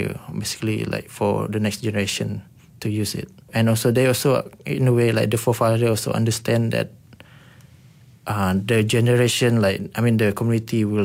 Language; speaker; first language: English; non-native, local second language; Iban